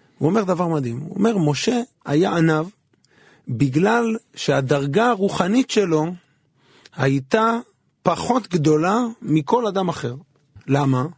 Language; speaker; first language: Hebrew; native; Hebrew